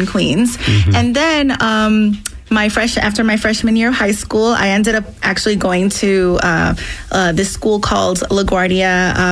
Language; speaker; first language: English; non-native, local second language; Spanish